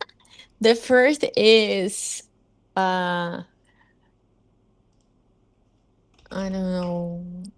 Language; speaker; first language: English; non-native, learner; Portuguese